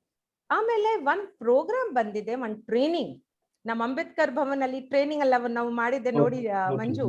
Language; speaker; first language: Kannada; non-native, fluent; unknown